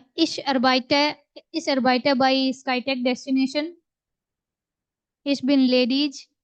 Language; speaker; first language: German; non-native, learner; Hindi